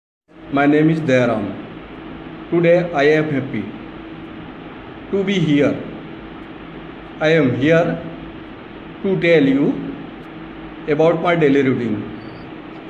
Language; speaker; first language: English; non-native, learner; Hindi